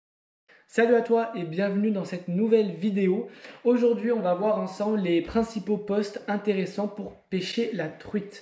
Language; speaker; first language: French; native; French